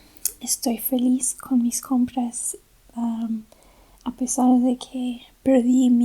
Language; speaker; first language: Spanish; non-native, fluent; English